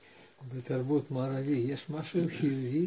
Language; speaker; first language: Hebrew; non-native, fluent; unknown